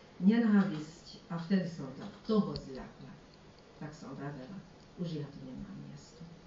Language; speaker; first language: Slovak; early bilingual, heritage; Slovak